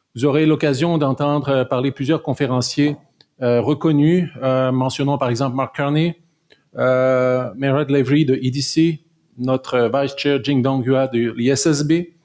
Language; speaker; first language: French; native; French